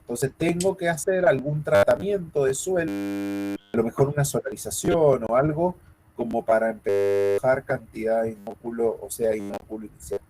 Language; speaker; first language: Spanish; native; Spanish